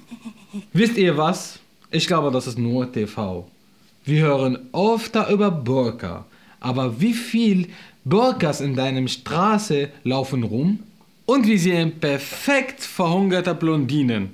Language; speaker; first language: German; non-native, fluent; Arabic